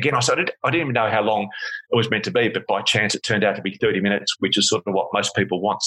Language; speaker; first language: English; native; English